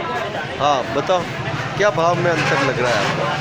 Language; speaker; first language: Hindi; native; Hindi